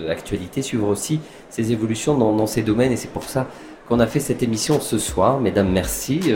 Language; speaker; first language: French; native; French